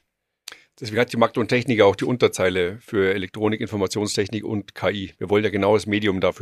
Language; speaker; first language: German; native; German